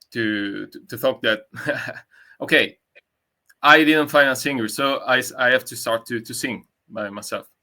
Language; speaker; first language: English; non-native, learner; Italian